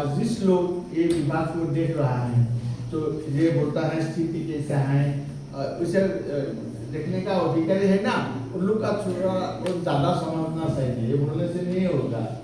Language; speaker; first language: Hindi; non-native, local second language; Assamese